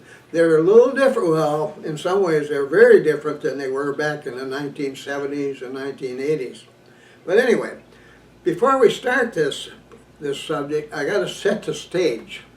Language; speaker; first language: English; native; English